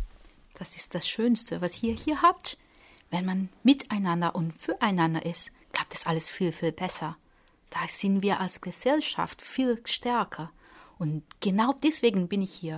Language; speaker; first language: German; non-native, fluent; Portuguese